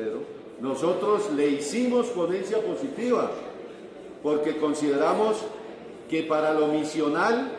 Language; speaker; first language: Spanish; native; Spanish